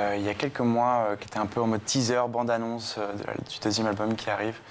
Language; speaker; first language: French; native; French